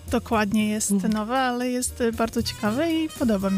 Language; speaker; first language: Polish; early bilingual, heritage; Polish